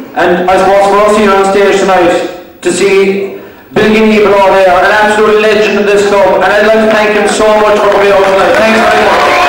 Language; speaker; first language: English; native; English